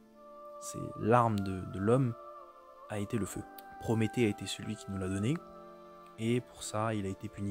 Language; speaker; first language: French; native; French